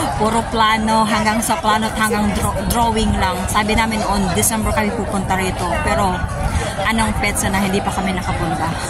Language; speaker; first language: Filipino; native; Filipino